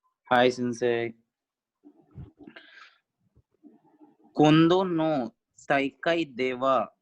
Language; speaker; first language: Japanese; non-native, learner; Hindi